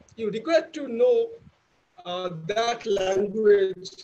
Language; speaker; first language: English; non-native, local second language; Bangla